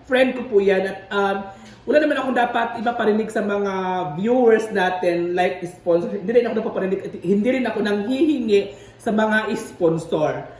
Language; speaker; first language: Filipino; native; Filipino